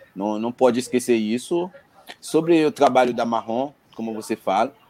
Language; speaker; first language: Portuguese; non-native, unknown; Haitian Creole